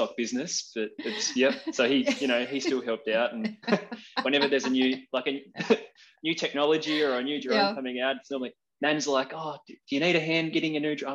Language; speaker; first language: English; native; English